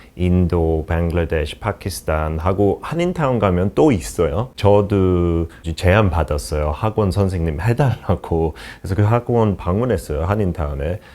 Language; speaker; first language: Korean; non-native, fluent; English